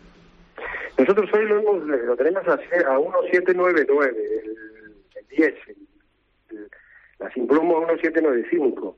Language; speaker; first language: Spanish; native; Spanish